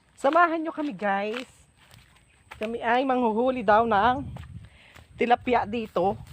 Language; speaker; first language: Filipino; native; Filipino